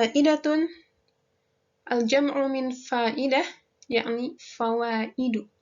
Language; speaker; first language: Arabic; non-native, fluent; Indonesian